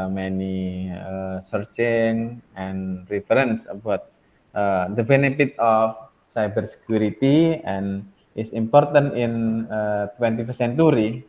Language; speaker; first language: English; non-native, learner; Indonesian